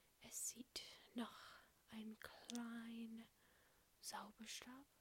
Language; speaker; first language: German; non-native, learner; English